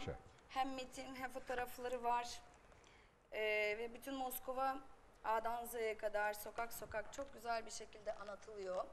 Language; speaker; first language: Turkish; non-native, fluent; Russian